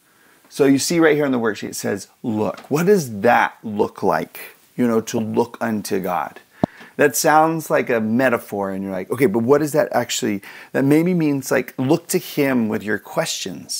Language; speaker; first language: English; native; English